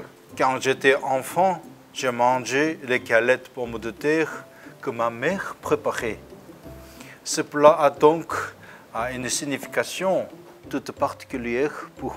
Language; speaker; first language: French; non-native, fluent; Korean